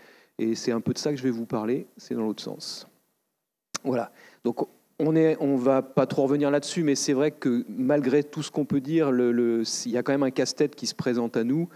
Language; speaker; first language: French; native; French